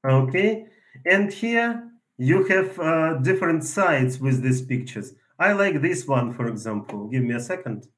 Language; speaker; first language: English; non-native, fluent; Ukrainian